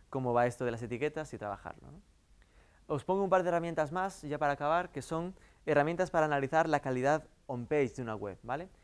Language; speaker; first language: Spanish; native; Spanish